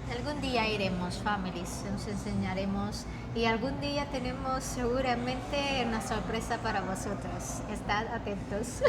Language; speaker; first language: Spanish; non-native, fluent; Filipino